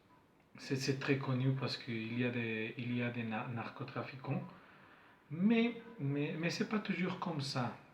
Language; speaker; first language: French; non-native, fluent; Spanish